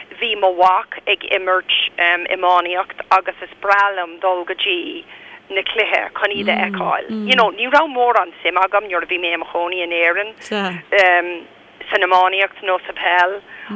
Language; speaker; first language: Irish; non-native, local second language; English